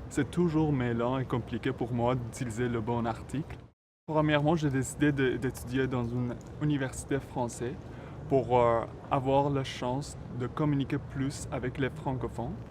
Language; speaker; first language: French; non-native, fluent; Persian